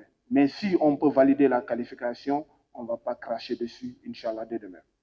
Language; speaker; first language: French; non-native, local second language; Wolof